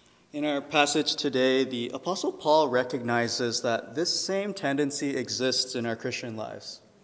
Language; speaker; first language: English; early bilingual, other home language; Chinese